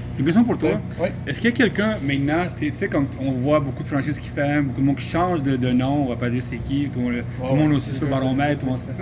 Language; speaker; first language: French; native; French